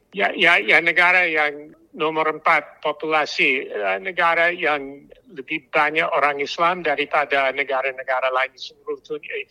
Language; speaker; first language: Indonesian; non-native, fluent; English